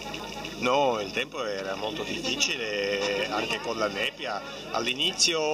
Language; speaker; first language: Italian; non-native, local second language; German